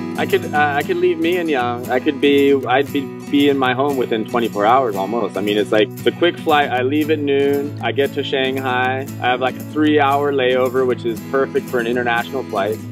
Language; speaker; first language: English; native; English